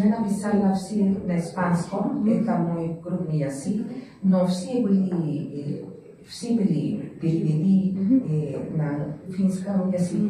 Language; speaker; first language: Russian; non-native, learner; Spanish